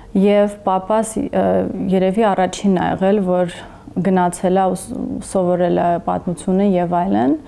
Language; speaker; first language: Armenian; early bilingual, heritage; English